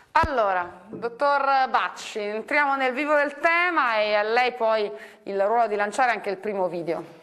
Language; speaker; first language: Italian; native; Italian